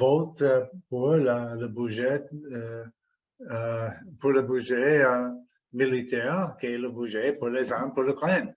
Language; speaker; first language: French; non-native, fluent; English